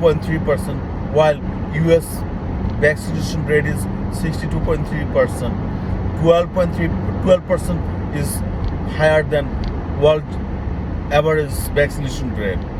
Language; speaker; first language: English; non-native, local second language; Bangla